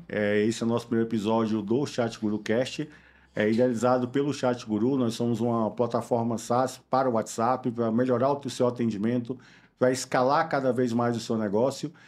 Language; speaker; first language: Portuguese; native; Portuguese